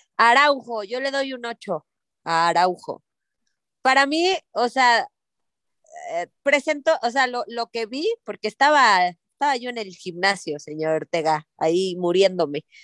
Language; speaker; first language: Spanish; native; Spanish